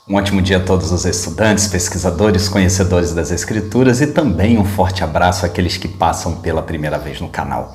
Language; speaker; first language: Portuguese; native; Portuguese